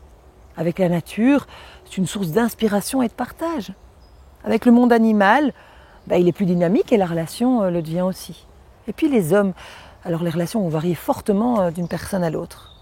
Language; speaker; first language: French; native; French